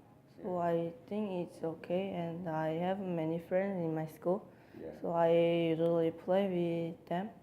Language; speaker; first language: English; non-native, learner; Korean